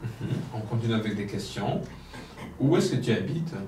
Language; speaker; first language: French; non-native, local second language; Kinyarwanda